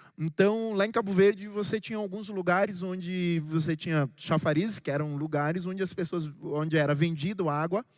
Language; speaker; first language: Portuguese; non-native, local second language; Kabuverdianu